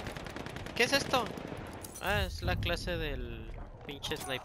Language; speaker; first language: Spanish; native; Spanish